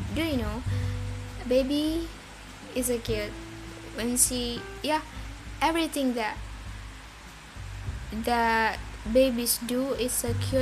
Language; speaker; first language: English; non-native, learner; Indonesian